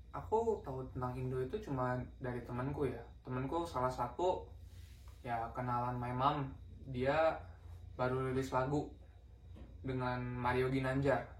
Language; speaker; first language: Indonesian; native; Indonesian